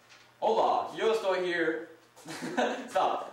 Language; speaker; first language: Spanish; non-native, learner; English